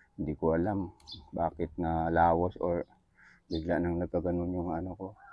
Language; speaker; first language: Filipino; non-native, local second language; Cebuano